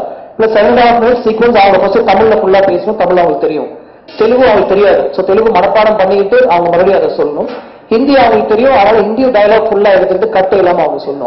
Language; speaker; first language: Tamil; native; Tamil